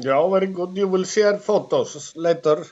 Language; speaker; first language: English; non-native, fluent; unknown